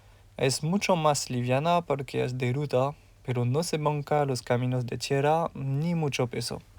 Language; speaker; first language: Spanish; non-native, learner; French